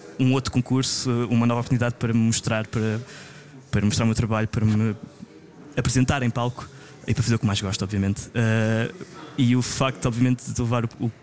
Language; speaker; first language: Portuguese; native; Portuguese